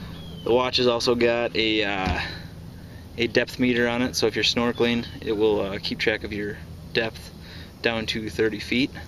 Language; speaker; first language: English; native; English